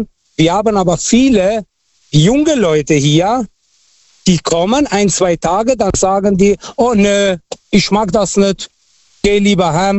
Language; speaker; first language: German; non-native, learner; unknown